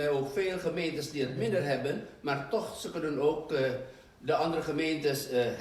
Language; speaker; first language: Dutch; non-native, fluent; Indonesian